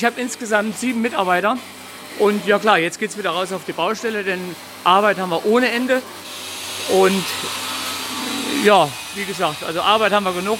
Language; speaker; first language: German; native; German